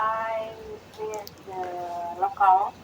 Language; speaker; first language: English; non-native, learner; Indonesian